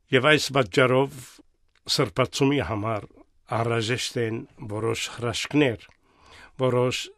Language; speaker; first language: Armenian; native; Armenian